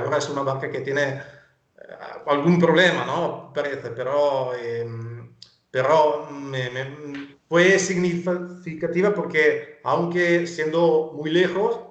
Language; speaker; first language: Spanish; non-native, fluent; Italian